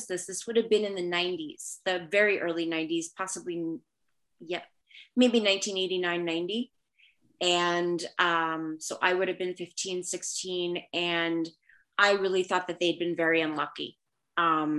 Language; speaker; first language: English; early bilingual, other home language; Spanish